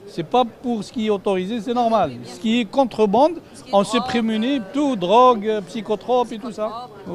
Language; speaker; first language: French; non-native, local second language; Arabic